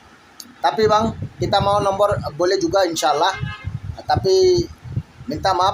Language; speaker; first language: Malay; non-native, fluent; Bangla